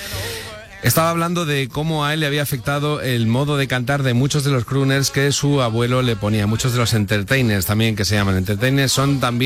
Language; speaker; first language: Spanish; native; Spanish